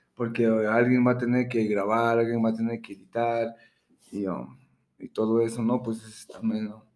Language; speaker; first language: Spanish; early bilingual, heritage; Spanish